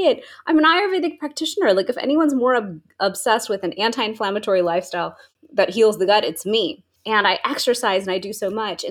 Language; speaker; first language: English; native; English